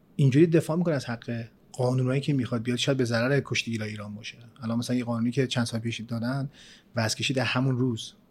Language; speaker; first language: Persian; early bilingual, other home language; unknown